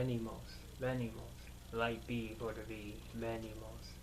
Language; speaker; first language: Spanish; non-native, learner; English